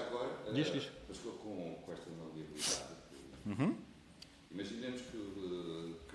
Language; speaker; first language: Portuguese; native; Portuguese